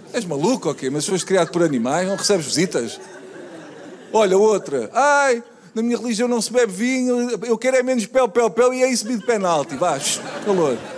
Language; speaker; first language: Portuguese; native; Portuguese